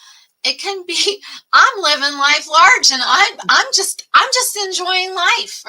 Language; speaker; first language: English; native; English